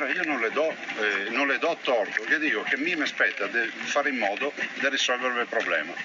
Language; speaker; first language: Italian; native; Italian